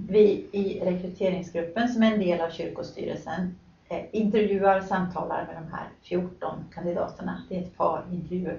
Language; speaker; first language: Swedish; native; Swedish